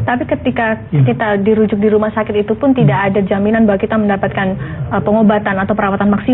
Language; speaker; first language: Indonesian; non-native, fluent; Arabic